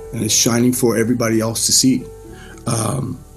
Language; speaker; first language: English; early bilingual, other home language; Persian